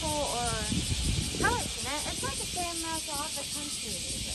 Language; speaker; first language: English; non-native, fluent; Japanese